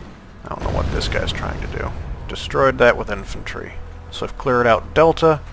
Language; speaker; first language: English; native; English